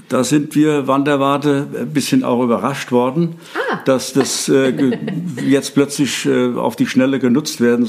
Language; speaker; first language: German; native; German